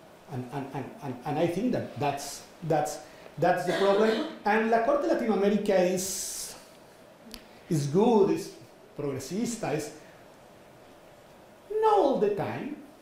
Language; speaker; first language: English; non-native, fluent; Spanish